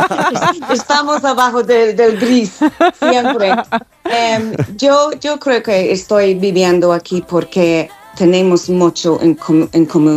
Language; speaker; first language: Spanish; non-native, learner; English